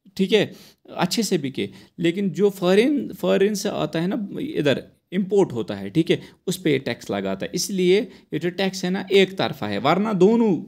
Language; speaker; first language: Hindi; non-native, local second language; Kashmiri